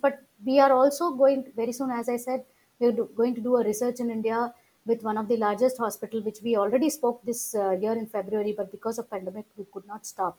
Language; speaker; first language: English; non-native, local second language; Gujarati